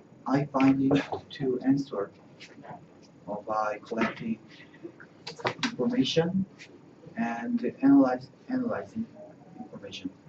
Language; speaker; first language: English; non-native, learner; Korean